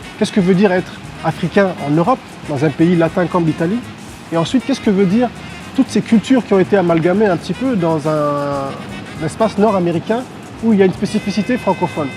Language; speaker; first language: French; non-native, local second language; Hausa